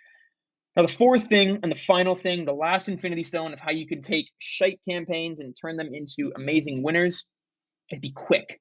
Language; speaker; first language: English; native; English